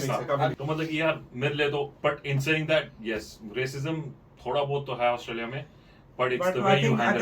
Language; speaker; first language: Hindi; native; Hindi